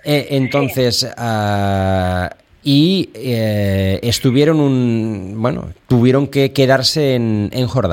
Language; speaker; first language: Spanish; non-native, local second language; Catalan